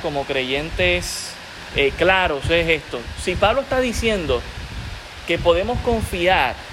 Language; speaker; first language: Spanish; native; Spanish